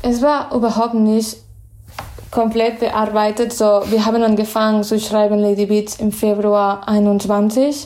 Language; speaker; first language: German; non-native, fluent; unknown